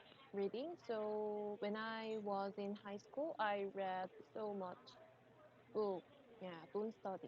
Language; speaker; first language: English; non-native, learner; Korean